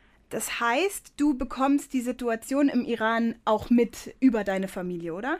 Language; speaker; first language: German; native; German